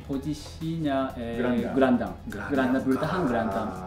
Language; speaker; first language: Indonesian; non-native, learner; Japanese